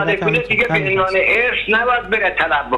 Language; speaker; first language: Persian; native; Persian